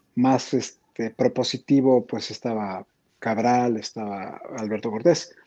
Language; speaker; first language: Spanish; native; Spanish